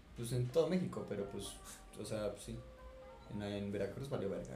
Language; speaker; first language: Spanish; native; Spanish